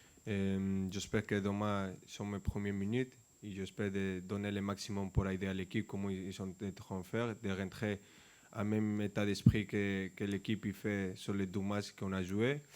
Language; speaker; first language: French; non-native, fluent; Spanish